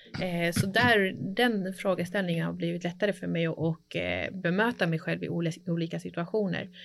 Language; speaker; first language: Swedish; early bilingual, other home language; Spanish